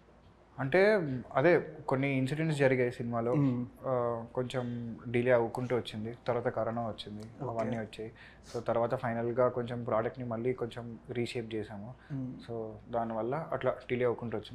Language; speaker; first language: Telugu; native; Telugu